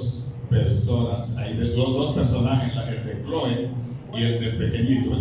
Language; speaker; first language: Spanish; native; Spanish